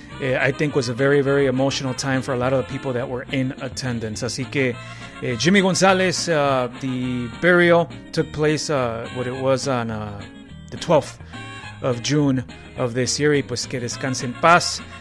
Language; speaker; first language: English; early bilingual, other home language; Spanish